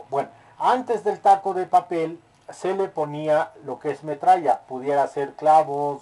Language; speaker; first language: Spanish; native; Spanish